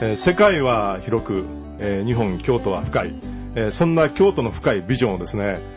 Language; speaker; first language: Japanese; native; Japanese